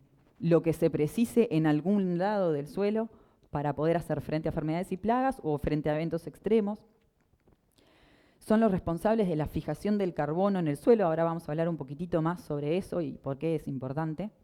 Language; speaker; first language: Spanish; native; Spanish